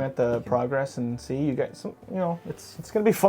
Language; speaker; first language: English; native; English